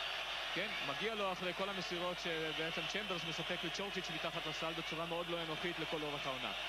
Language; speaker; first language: Hebrew; native; Hebrew